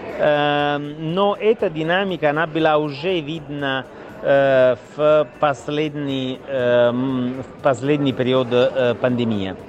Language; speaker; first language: Russian; non-native, fluent; Italian